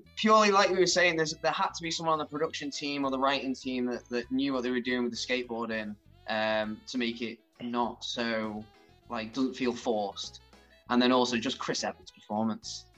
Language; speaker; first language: English; native; English